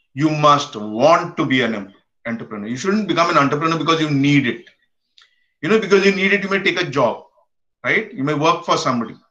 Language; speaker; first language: English; non-native, local second language; Konkani